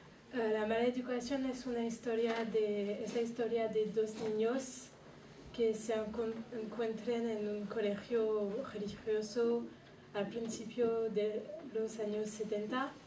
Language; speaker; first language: Spanish; non-native, learner; French